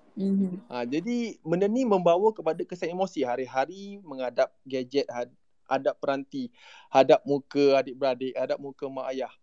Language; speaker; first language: Malay; native; Malay